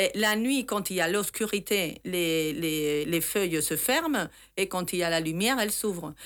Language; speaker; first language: French; non-native, fluent; Spanish